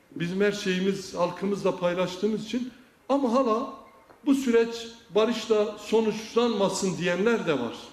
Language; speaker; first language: Turkish; non-native, local second language; Kurdish